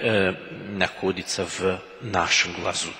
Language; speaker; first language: Russian; non-native, fluent; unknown